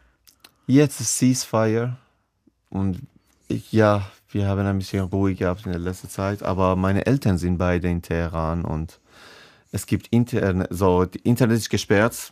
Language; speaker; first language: German; non-native, fluent; Persian